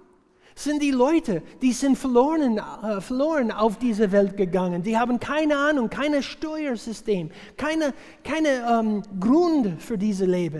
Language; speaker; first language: German; non-native, fluent; English